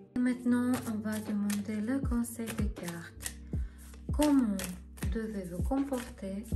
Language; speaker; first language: French; non-native, fluent; Russian